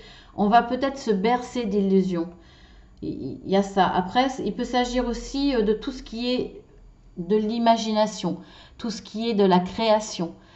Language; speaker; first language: French; native; French